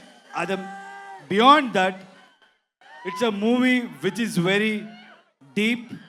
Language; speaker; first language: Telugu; non-native, learner; Kannada